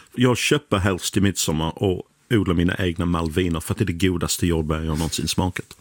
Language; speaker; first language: Swedish; non-native, fluent; English